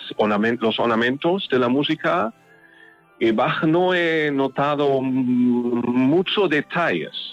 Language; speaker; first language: Spanish; non-native, learner; German